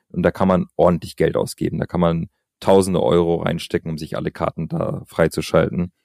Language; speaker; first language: German; early bilingual, other home language; Albanian